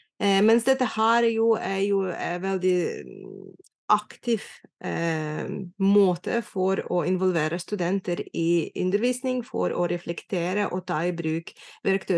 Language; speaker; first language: Norwegian; non-native, fluent; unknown